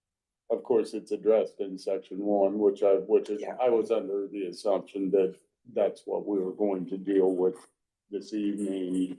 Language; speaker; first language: English; native; English